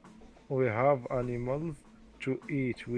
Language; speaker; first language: English; non-native, learner; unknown